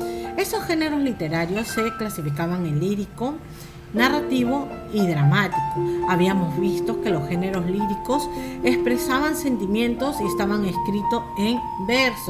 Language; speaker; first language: Spanish; native; Spanish